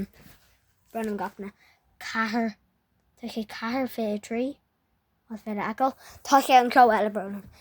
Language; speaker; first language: Irish; non-native, local second language; English